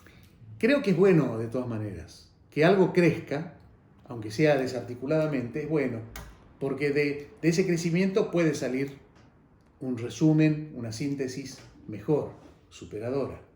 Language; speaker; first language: Spanish; native; Spanish